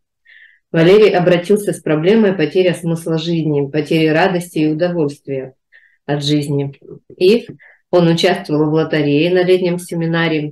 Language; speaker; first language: Russian; native; Russian